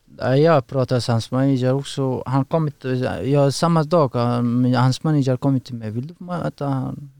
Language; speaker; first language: Swedish; non-native, learner; Persian